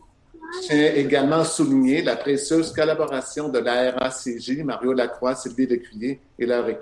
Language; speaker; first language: French; native; French